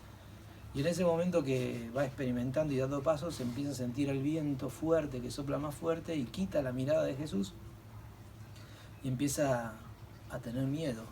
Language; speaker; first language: Spanish; native; Spanish